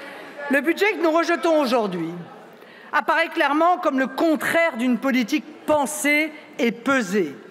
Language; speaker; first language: French; native; French